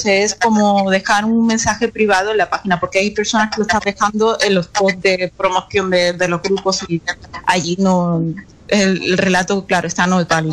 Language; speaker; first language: Spanish; native; Spanish